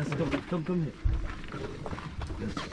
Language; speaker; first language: English; non-native, learner; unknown